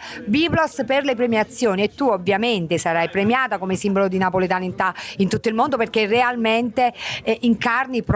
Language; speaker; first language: Italian; native; Italian